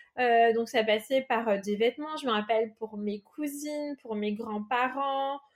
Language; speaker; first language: French; early bilingual, other home language; Portuguese